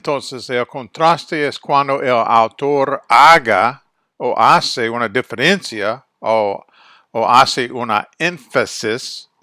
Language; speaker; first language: Spanish; non-native, fluent; English